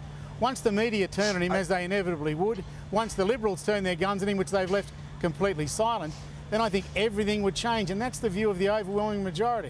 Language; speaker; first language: English; native; English